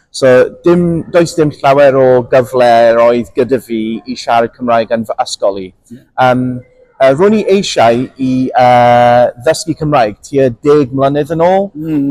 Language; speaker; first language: Welsh; non-native, local second language; English